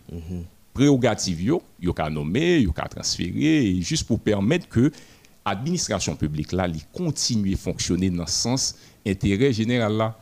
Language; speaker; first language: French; non-native, local second language; Haitian Creole